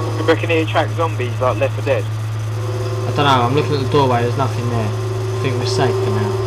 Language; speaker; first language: English; native; English